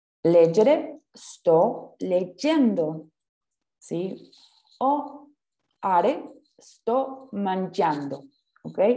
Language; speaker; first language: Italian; non-native, fluent; Spanish